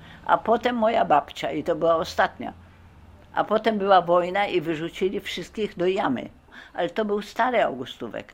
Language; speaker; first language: Polish; early bilingual, heritage; Polish